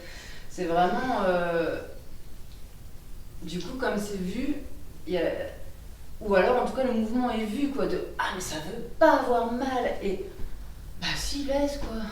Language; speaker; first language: French; native; French